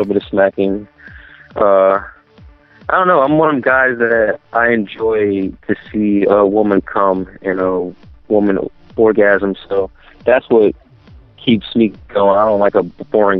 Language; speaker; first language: English; native; English